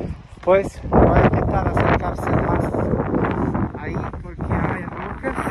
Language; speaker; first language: Spanish; non-native, learner; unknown